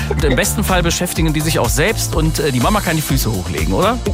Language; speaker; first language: German; native; German